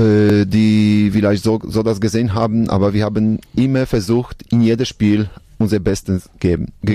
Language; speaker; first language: German; non-native, learner; Polish